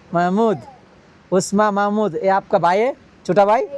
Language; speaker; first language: Hindi; non-native, learner; Bangla